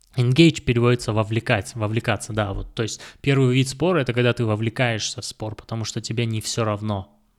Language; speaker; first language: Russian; non-native, local second language; Kazakh